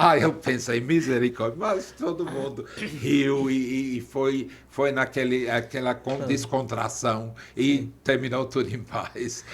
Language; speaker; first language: Portuguese; non-native, fluent; English